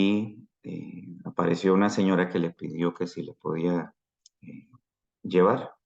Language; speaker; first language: Spanish; native; Spanish